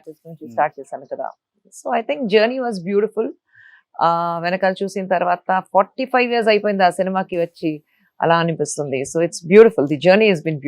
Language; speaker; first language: Telugu; non-native, fluent; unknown